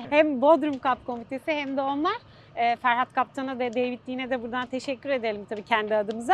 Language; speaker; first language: Turkish; native; Turkish